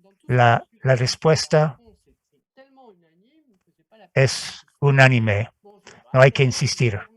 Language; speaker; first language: Spanish; non-native, fluent; French